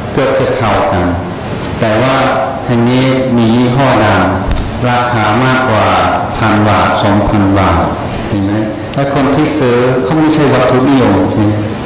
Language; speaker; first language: Thai; non-native, fluent; English